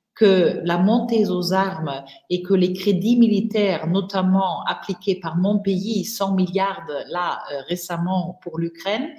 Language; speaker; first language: French; non-native, fluent; German